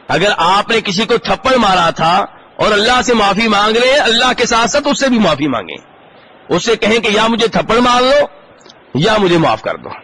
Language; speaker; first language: Urdu; native; Urdu